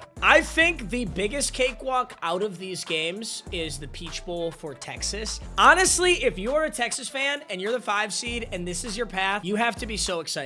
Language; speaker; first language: English; native; English